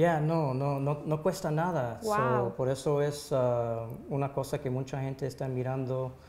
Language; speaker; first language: Spanish; early bilingual, heritage; Spanish